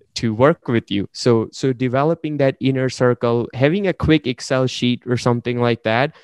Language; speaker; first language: English; non-native, local second language; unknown